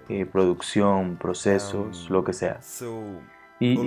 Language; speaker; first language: Spanish; non-native, fluent; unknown